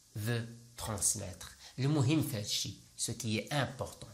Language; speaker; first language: French; non-native, local second language; Arabic